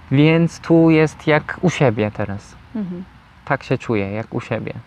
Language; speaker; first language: Polish; non-native, learner; Turkish